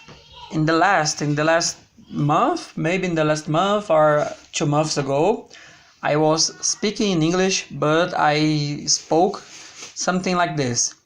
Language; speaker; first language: English; non-native, learner; Portuguese